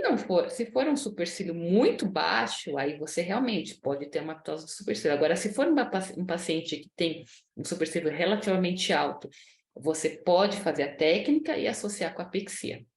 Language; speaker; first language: Portuguese; native; Portuguese